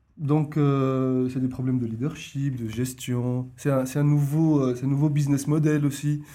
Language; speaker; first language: French; non-native, local second language; Arabic